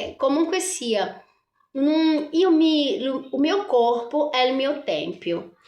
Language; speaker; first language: Italian; non-native, fluent; Portuguese